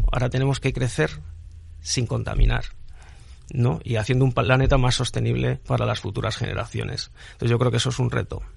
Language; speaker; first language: Spanish; native; Spanish